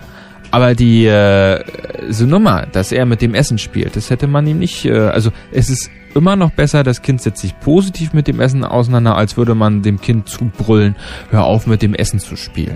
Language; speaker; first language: German; native; German